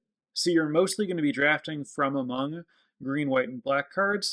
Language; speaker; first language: English; native; English